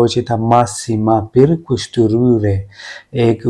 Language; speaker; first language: Italian; non-native, learner; Urdu